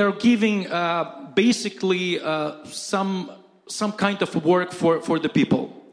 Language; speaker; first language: English; non-native, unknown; Ukrainian